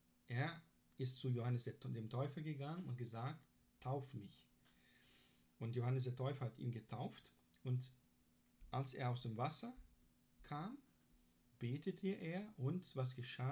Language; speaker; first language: German; non-native, fluent; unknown